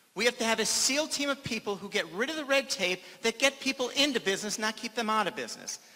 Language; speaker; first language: English; native; English